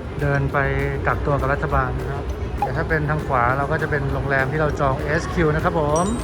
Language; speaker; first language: Thai; native; Thai